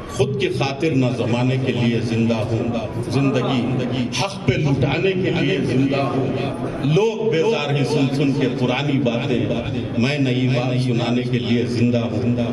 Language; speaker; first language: Urdu; native; Urdu